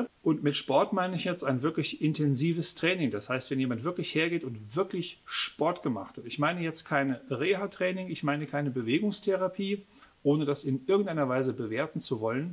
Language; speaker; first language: German; native; German